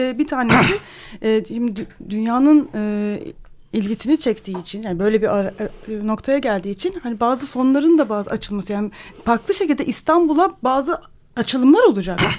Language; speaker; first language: Turkish; native; Turkish